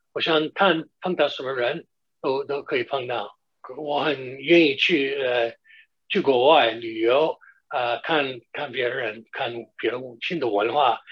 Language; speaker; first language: Chinese; non-native, fluent; English